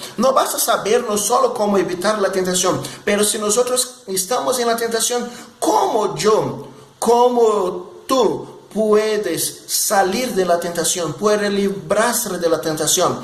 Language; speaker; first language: Spanish; non-native, fluent; Portuguese